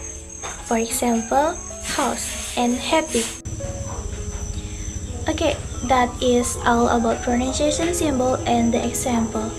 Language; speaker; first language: English; non-native, learner; Indonesian